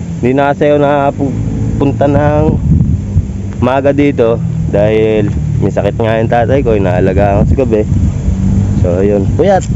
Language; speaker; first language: Filipino; native; Filipino